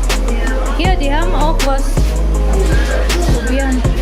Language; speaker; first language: German; non-native, learner; Cebuano